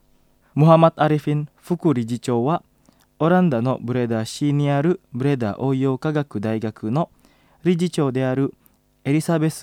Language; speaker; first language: Japanese; non-native, fluent; Indonesian